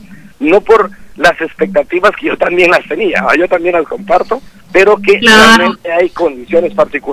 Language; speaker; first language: Spanish; native; Spanish